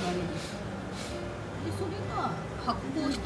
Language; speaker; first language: Japanese; native; Japanese